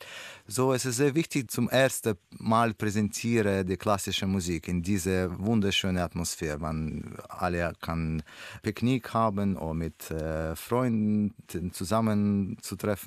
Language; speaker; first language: German; non-native, learner; Russian